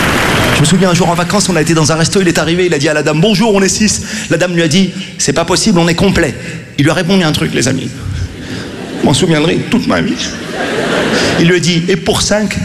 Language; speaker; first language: French; native; French